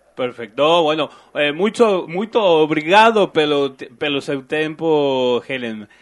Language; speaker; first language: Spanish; native; Spanish